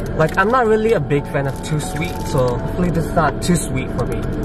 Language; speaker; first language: English; native; English